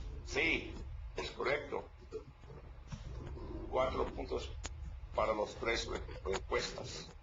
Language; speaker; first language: Spanish; non-native, learner; English